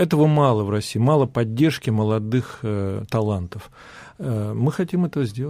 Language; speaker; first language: Russian; native; Russian